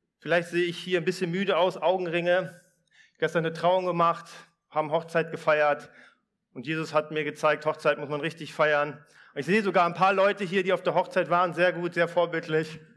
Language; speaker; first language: German; early bilingual, other home language; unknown